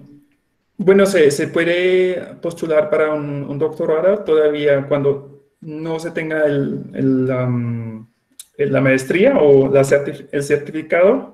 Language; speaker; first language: Spanish; non-native, fluent; Swiss German